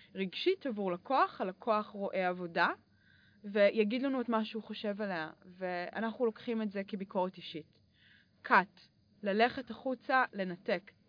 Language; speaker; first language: Hebrew; early bilingual, other home language; English